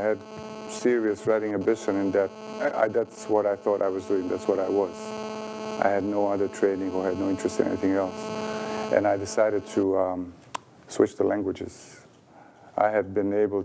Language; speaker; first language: English; non-native, fluent; Bosnian